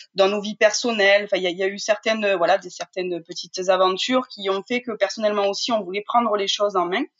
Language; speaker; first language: French; native; French